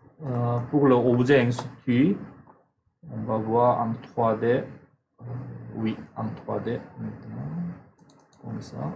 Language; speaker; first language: French; non-native, fluent; Korean